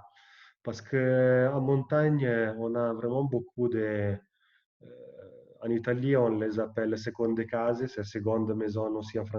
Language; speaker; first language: French; non-native, fluent; Italian